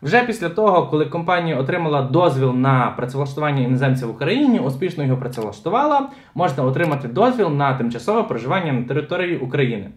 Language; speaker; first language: Ukrainian; native; Ukrainian